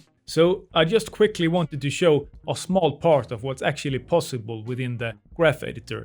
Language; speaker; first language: English; non-native, fluent; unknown